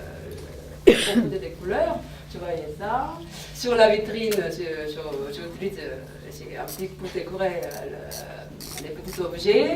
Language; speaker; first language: French; non-native, learner; Korean